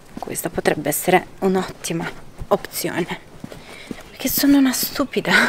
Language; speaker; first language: Italian; early bilingual, other home language; Romanian